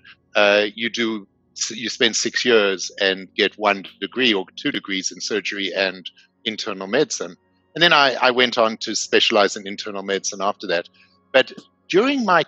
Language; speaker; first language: English; native; English